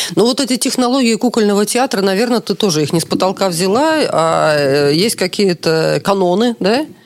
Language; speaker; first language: Russian; native; Russian